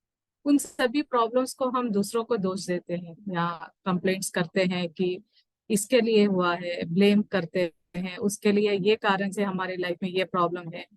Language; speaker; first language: Hindi; native; Hindi